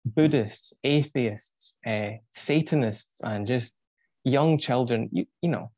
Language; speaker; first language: English; native; English